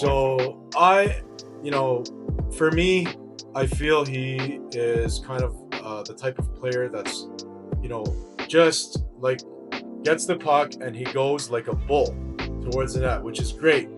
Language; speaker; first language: English; native; English